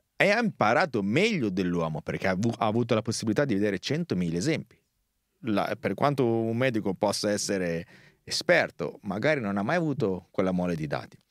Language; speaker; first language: Italian; native; Italian